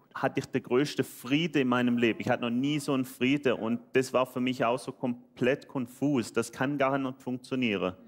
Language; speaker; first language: German; native; German